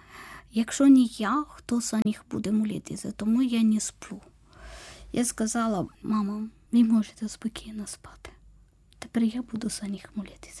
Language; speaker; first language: Ukrainian; non-native, learner; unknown